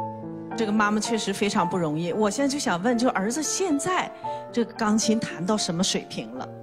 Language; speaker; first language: Chinese; native; Chinese